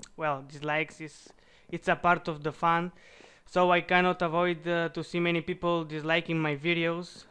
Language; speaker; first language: English; non-native, learner; Bulgarian